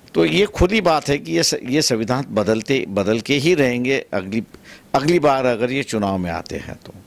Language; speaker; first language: Hindi; non-native, local second language; Marathi